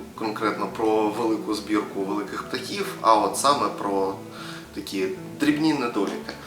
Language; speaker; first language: Ukrainian; native; Ukrainian